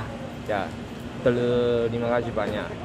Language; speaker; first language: Indonesian; non-native, learner; Chinese